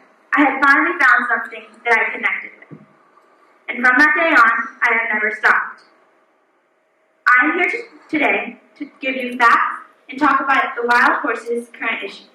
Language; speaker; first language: English; native; English